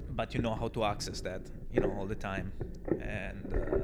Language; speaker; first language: English; non-native, fluent; Italian